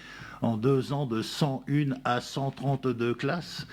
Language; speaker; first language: French; native; French